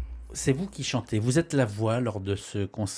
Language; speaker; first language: French; native; French